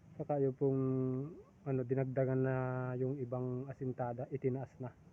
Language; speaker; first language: Filipino; native; Filipino